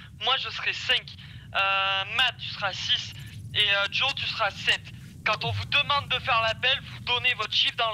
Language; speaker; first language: French; native; French